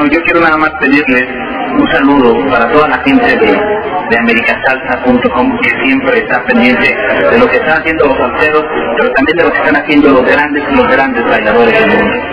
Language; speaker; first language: Spanish; native; Spanish